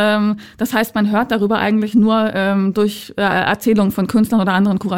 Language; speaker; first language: German; native; German